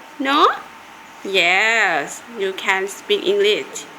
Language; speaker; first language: English; non-native, learner; Thai